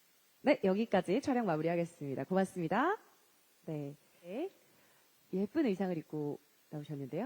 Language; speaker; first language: Korean; native; Korean